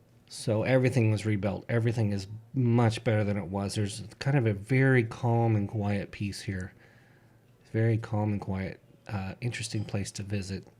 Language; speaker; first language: English; native; English